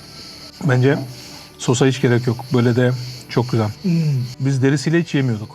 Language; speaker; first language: Turkish; native; Turkish